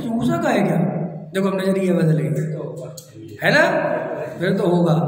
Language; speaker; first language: Hindi; native; Hindi